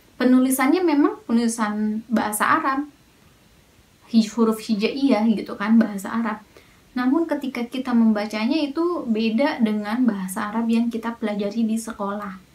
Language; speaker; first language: Indonesian; native; Indonesian